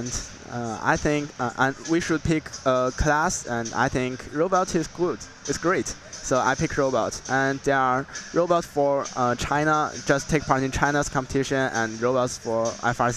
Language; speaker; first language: English; non-native, learner; Chinese